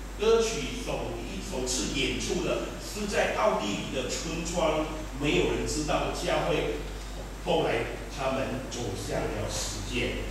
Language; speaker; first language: Chinese; native; Chinese